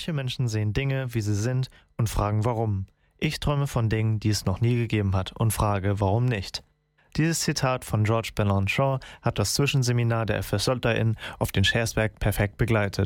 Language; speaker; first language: German; native; German